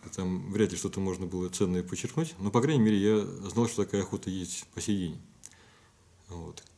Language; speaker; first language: Russian; native; Russian